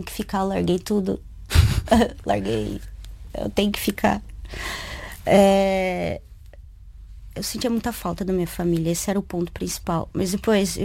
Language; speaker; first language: Portuguese; native; Portuguese